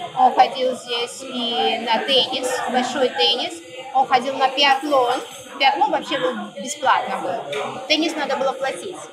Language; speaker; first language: Russian; native; Russian